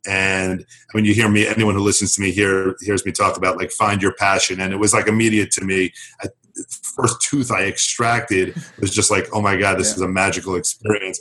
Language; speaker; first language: English; native; English